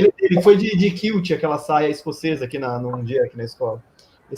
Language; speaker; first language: Portuguese; native; Portuguese